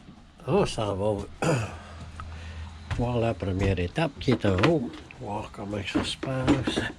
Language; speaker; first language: French; native; French